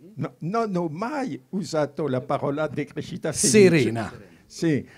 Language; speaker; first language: Italian; non-native, fluent; French